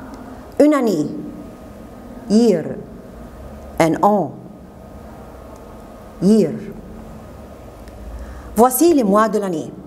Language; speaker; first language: French; non-native, fluent; Arabic